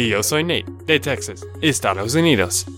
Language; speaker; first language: Spanish; non-native, learner; English